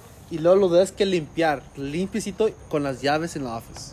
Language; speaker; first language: Spanish; non-native, learner; English